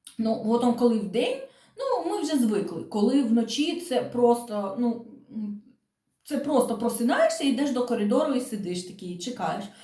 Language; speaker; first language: Ukrainian; non-native, local second language; Russian